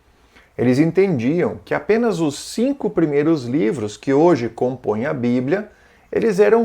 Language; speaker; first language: Portuguese; native; Portuguese